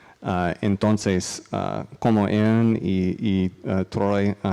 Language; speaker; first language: Spanish; non-native, learner; English